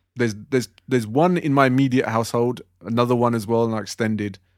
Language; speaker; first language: English; native; English